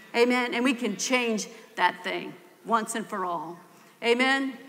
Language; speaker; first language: English; native; English